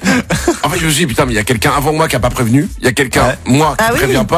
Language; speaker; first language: French; native; French